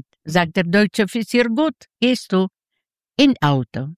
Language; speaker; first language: German; non-native, learner; Yiddish